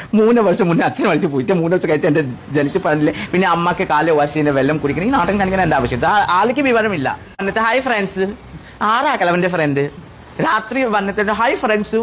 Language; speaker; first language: Malayalam; non-native, learner; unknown